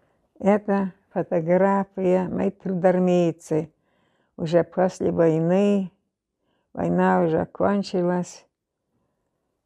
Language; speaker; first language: Russian; non-native, local second language; German